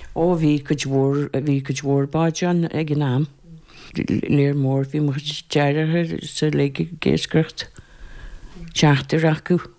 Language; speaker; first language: Irish; native; Irish